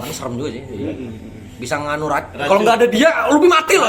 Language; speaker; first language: Indonesian; native; Indonesian